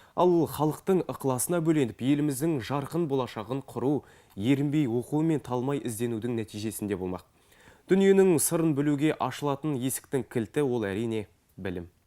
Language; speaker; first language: Kazakh; native; Kazakh